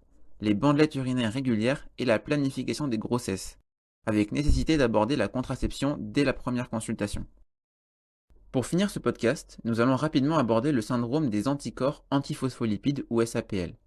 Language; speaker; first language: French; native; French